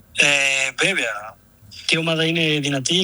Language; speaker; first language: Greek; non-native, learner; Spanish